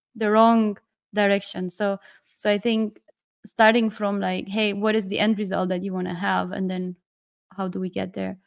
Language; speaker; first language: English; non-native, fluent; Romanian